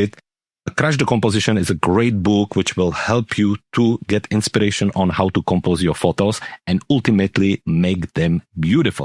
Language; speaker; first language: English; non-native, fluent; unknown